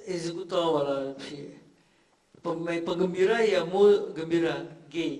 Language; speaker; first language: French; non-native, fluent; Indonesian